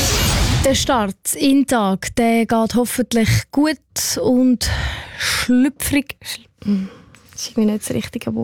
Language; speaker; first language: German; native; German